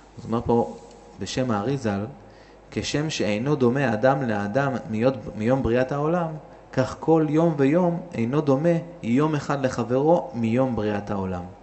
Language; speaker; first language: Hebrew; native; Hebrew